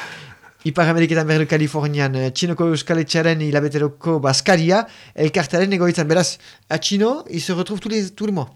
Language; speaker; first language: Basque; native; Basque